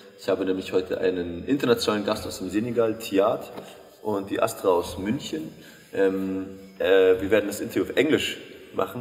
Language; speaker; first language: German; native; German